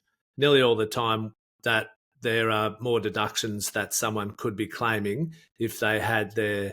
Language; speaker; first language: English; native; English